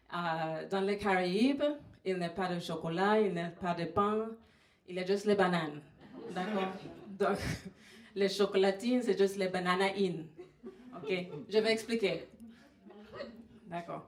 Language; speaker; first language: French; non-native, fluent; English